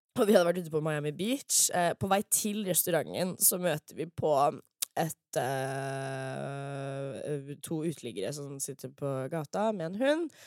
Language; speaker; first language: Norwegian; early bilingual, other home language; English